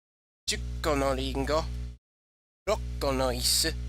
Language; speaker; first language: Japanese; non-native, learner; English